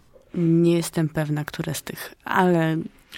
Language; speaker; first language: Polish; native; Polish